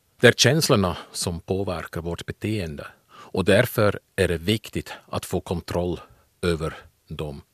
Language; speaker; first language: Swedish; non-native, fluent; German